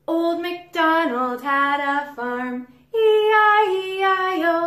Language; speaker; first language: English; native; English